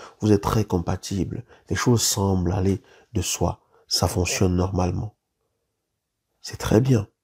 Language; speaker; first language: French; native; French